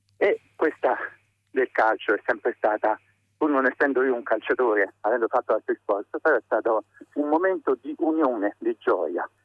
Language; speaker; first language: Italian; native; Italian